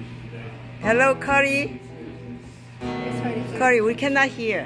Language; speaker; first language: English; non-native, learner; Korean